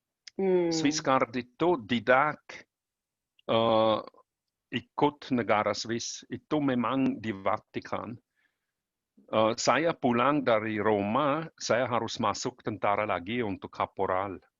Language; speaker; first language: Indonesian; non-native, learner; German